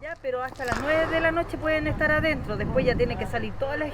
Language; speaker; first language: Spanish; native; Spanish